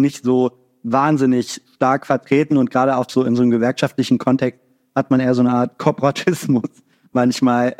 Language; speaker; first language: German; native; German